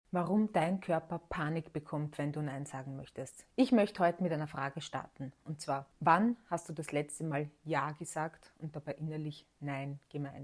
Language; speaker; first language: German; native; German